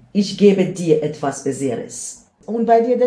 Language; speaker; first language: German; non-native, learner; English